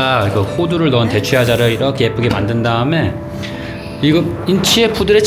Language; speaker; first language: Korean; native; Korean